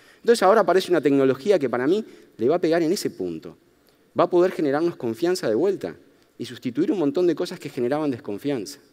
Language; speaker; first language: Spanish; native; Spanish